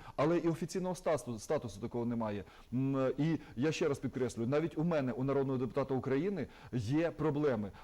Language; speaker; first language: Ukrainian; native; Ukrainian